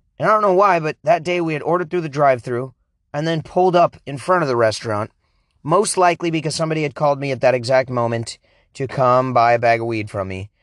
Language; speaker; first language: English; native; English